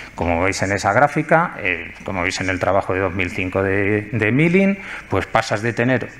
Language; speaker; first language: Spanish; native; Spanish